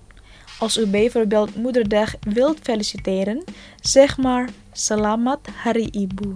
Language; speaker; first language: Dutch; non-native, learner; Indonesian